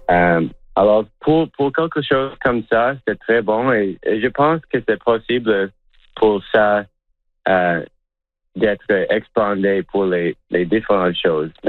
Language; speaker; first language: French; non-native, local second language; English